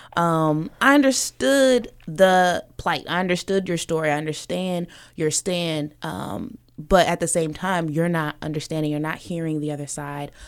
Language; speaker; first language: English; early bilingual, other home language; Yoruba